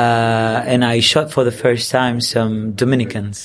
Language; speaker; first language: English; non-native, fluent; Spanish